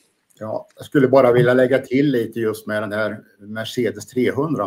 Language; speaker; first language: Swedish; native; Swedish